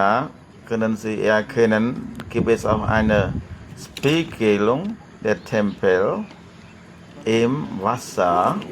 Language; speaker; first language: German; non-native, fluent; Khmer